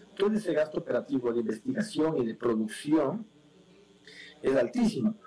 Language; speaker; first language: Spanish; native; Spanish